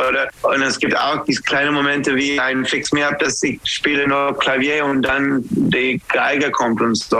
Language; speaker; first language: German; non-native, learner; English